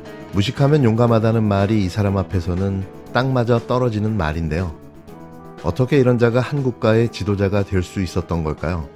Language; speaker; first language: Korean; native; Korean